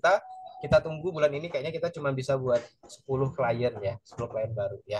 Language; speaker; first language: Indonesian; native; Indonesian